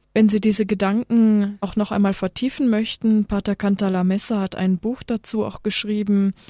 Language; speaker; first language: German; native; German